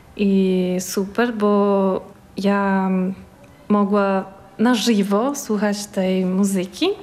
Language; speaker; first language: Polish; non-native, learner; Portuguese